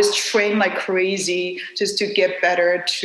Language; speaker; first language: English; non-native, fluent; Korean